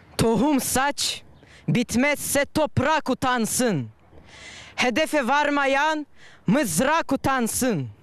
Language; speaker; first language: Turkish; non-native, learner; Russian